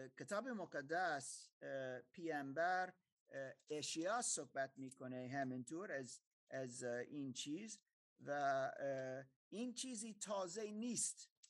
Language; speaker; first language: Persian; non-native, fluent; German